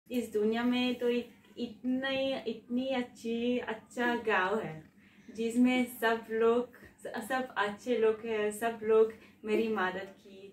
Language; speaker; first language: Hindi; non-native, learner; Italian